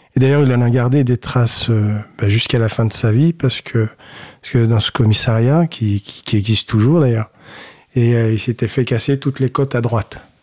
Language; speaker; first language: French; early bilingual, other home language; Kabyle